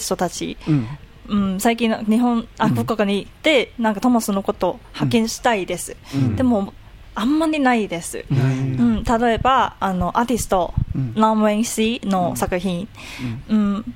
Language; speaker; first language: Japanese; non-native, learner; Cantonese